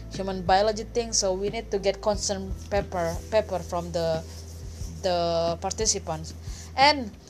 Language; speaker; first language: English; non-native, fluent; Indonesian